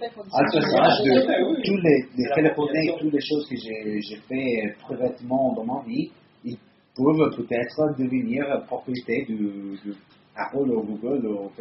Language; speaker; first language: French; non-native, fluent; Italian